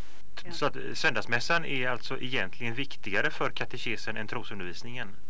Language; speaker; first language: Swedish; native; Swedish